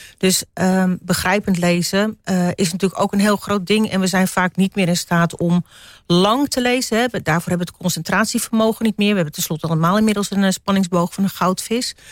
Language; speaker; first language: Dutch; native; Dutch